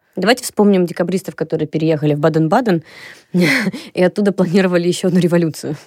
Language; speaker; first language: Russian; native; Russian